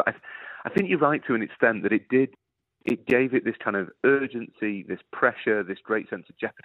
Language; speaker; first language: English; native; English